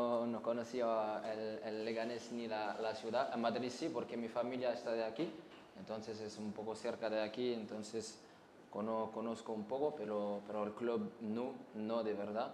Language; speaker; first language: Spanish; non-native, fluent; French